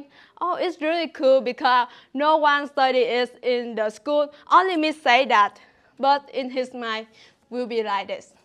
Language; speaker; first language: English; non-native, learner; Vietnamese